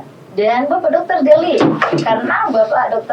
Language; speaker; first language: Indonesian; native; Indonesian